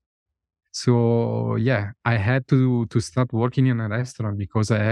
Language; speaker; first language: English; non-native, fluent; Italian